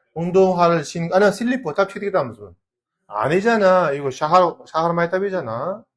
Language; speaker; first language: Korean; non-native, fluent; Uzbek